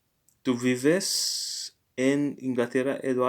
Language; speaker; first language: Spanish; non-native, learner; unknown